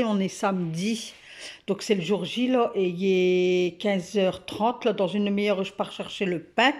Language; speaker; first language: French; native; French